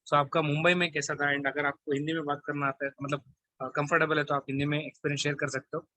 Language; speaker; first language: Hindi; non-native, local second language; Kannada